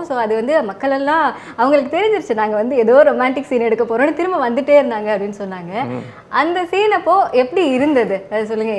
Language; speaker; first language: Tamil; native; Tamil